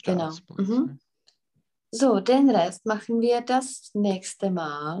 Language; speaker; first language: German; non-native, fluent; Czech